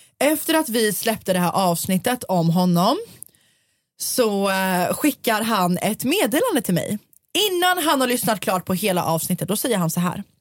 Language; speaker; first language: Swedish; native; Swedish